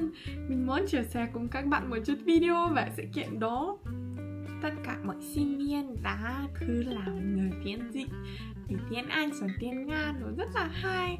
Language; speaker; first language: Vietnamese; non-native, fluent; Russian